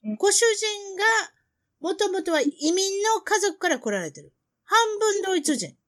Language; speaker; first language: Japanese; native; Japanese